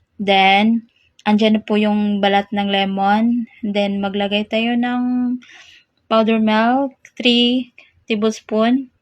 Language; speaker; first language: Filipino; non-native, local second language; Cebuano